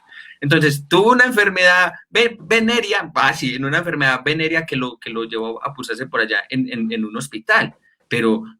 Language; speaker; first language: Spanish; native; Spanish